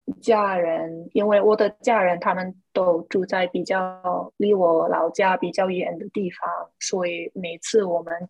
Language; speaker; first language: Chinese; non-native, fluent; English